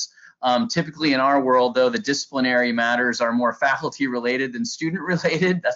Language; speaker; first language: English; native; English